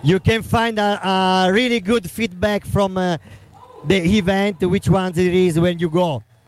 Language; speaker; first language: English; non-native, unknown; Italian